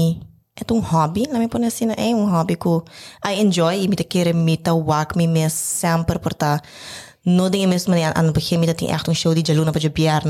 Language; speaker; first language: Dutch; non-native, local second language; Papiamento